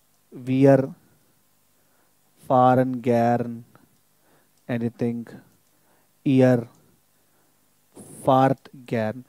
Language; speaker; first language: German; non-native, fluent; Hindi